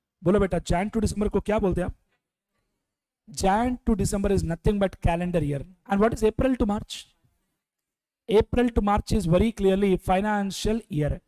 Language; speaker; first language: English; non-native, local second language; Telugu